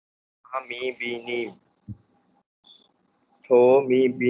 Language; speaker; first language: Persian; non-native, learner; Urdu